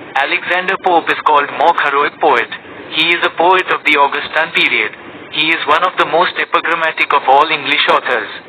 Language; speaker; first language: English; non-native, local second language; Bangla